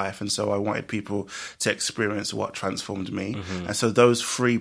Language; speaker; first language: English; native; English